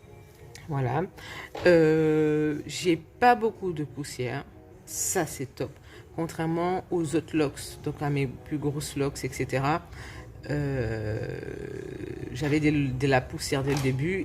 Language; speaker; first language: French; native; French